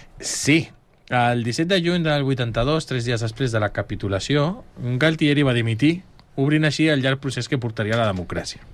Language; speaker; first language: Catalan; native; Catalan